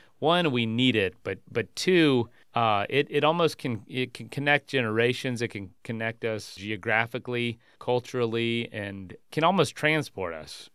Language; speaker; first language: English; native; English